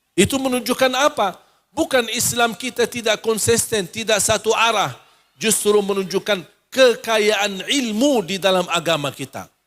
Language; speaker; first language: Malay; non-native, fluent; Arabic